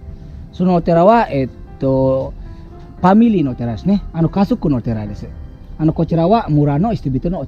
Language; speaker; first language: Japanese; non-native, fluent; Indonesian